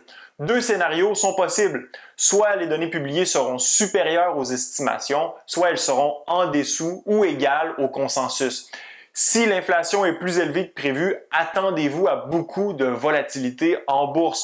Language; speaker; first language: French; native; French